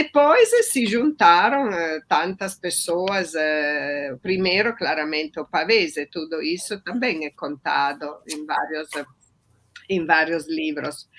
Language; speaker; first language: Portuguese; non-native, fluent; Italian